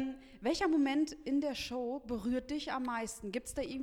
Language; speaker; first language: German; native; German